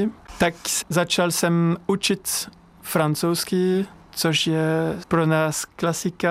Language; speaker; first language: Czech; non-native, learner; French